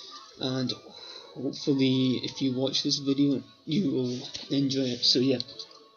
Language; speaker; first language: English; native; English